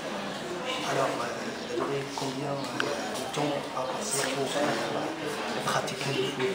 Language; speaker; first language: French; non-native, fluent; Arabic